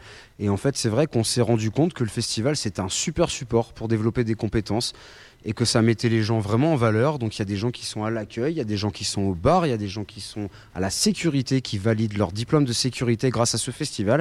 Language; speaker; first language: French; native; French